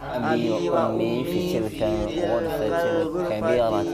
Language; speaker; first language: Arabic; non-native, learner; Indonesian